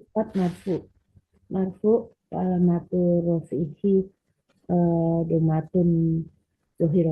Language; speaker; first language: Arabic; non-native, learner; Indonesian